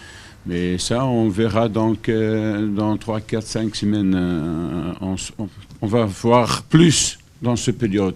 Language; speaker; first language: French; non-native, fluent; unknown